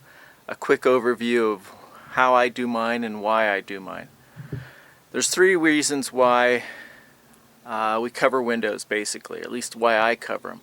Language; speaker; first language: English; native; English